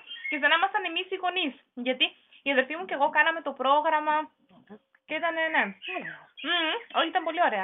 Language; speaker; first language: Greek; non-native, fluent; German